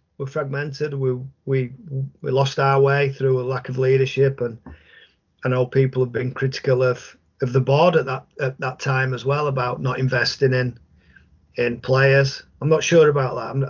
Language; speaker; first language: English; native; English